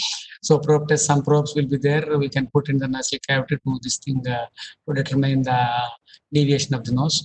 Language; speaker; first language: English; non-native, local second language; Telugu